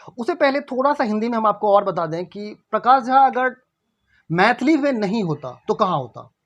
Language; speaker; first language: Hindi; non-native, local second language; Maithili